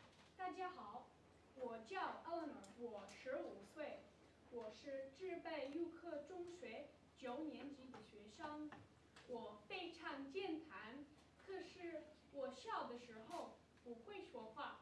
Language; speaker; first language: Chinese; non-native, learner; English